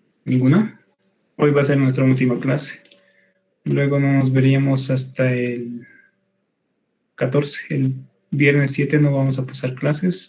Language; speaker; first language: Spanish; native; Spanish